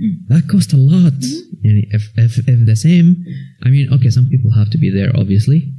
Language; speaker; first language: English; non-native, fluent; Arabic